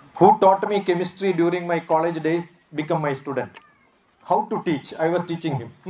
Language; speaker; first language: English; non-native, local second language; Malayalam